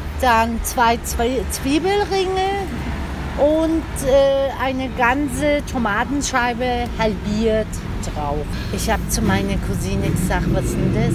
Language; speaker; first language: German; early bilingual, other home language; Turkish